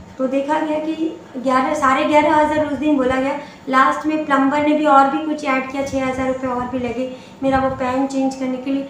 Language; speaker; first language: Hindi; non-native, local second language; Bangla